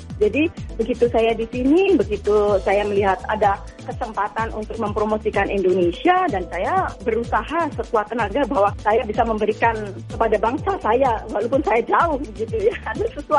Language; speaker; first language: Indonesian; native; Indonesian